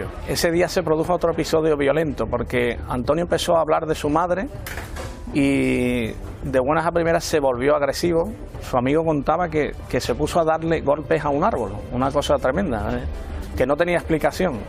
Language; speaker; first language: Spanish; native; Spanish